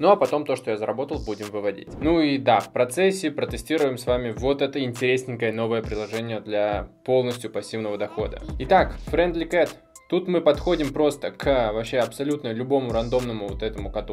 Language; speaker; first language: Russian; native; Russian